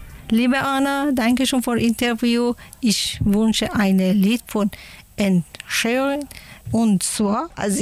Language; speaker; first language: German; non-native, learner; Persian